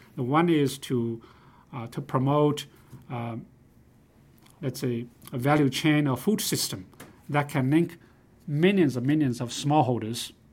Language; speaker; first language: English; non-native, fluent; Chinese